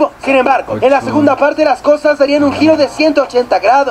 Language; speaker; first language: Spanish; native; Spanish